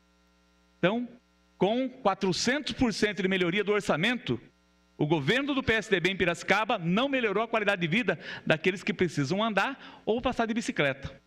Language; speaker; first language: Portuguese; native; Portuguese